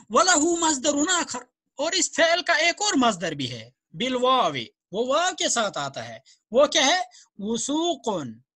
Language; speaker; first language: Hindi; non-native, local second language; Kashmiri